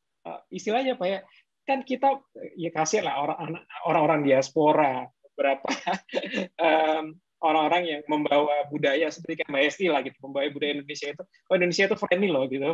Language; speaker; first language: Indonesian; native; Indonesian